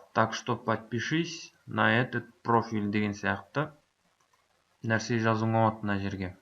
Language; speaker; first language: Russian; non-native, local second language; Kazakh